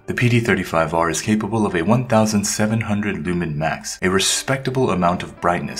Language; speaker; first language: English; native; English